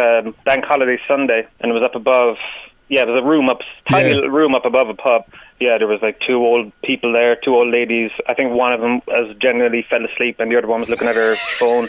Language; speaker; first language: English; native; English